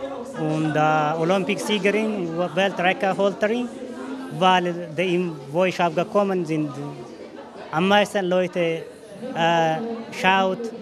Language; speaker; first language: German; non-native, learner; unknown